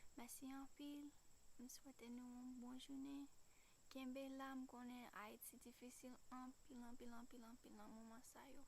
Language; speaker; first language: Haitian Creole; non-native, fluent; English